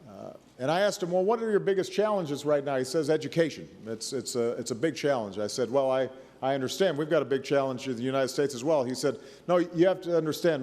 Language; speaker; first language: English; native; English